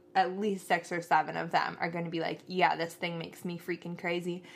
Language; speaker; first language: English; native; English